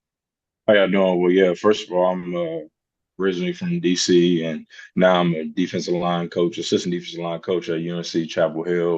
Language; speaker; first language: English; native; English